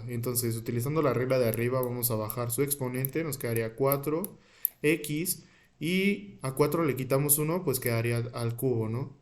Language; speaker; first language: Spanish; native; Spanish